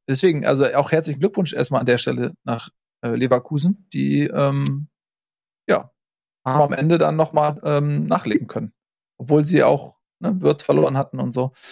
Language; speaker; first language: German; native; German